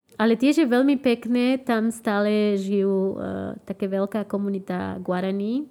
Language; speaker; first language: Slovak; non-native, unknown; Spanish